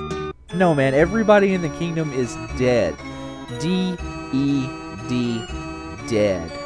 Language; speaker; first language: English; native; English